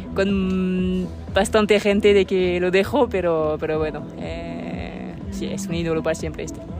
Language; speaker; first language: Spanish; non-native, fluent; French